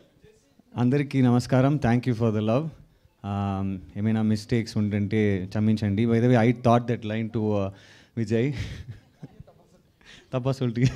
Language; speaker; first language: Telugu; non-native, learner; Tamil